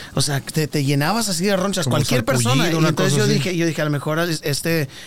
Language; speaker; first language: Spanish; early bilingual, heritage; Spanish